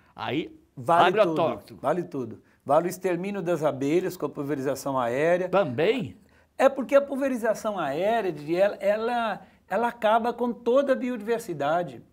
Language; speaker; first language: Portuguese; native; Portuguese